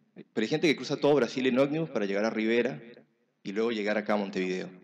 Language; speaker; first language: Spanish; native; Spanish